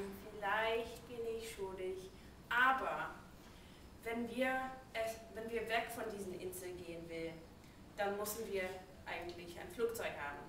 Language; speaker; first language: German; non-native, learner; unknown